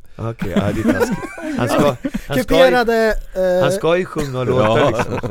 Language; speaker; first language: Swedish; native; Swedish